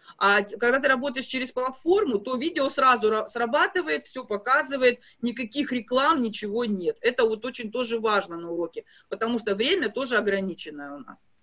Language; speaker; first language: Russian; native; Russian